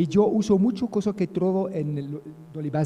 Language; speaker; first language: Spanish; non-native, learner; French